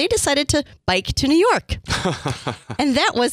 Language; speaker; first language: English; native; English